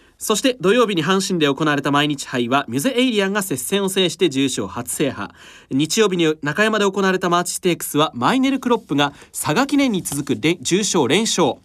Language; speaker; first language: Japanese; native; Japanese